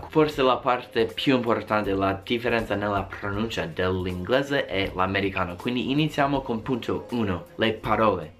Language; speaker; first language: Italian; non-native, fluent; English